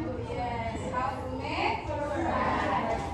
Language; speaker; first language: English; non-native, learner; Indonesian